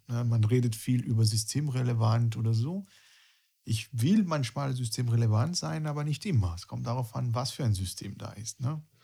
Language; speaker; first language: German; non-native, fluent; Italian